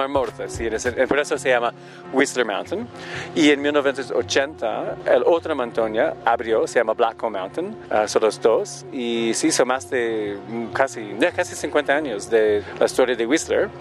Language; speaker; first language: Spanish; non-native, learner; English